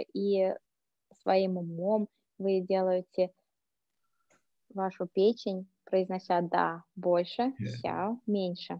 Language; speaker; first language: Russian; native; Russian